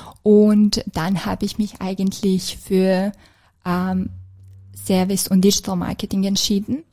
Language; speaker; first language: German; non-native, fluent; Serbian